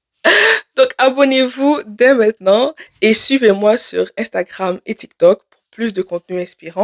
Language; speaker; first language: French; native; French